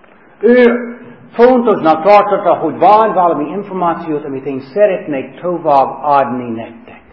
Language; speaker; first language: Hungarian; non-native, fluent; English